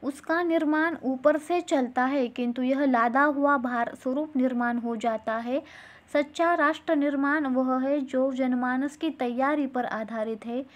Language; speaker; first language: Hindi; non-native, local second language; Marathi